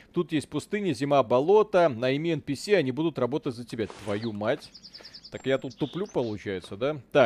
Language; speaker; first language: Russian; native; Russian